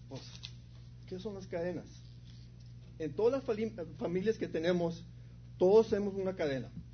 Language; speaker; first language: Spanish; early bilingual, heritage; Spanish